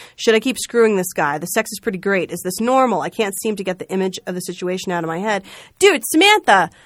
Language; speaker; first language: English; native; English